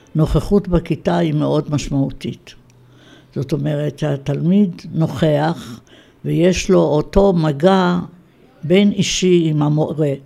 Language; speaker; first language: Hebrew; native; Hebrew